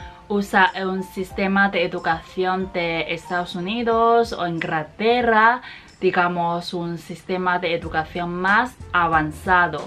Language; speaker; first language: Spanish; non-native, fluent; Chinese